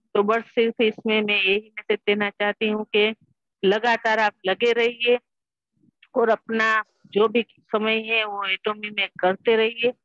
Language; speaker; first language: Hindi; non-native, local second language; Gujarati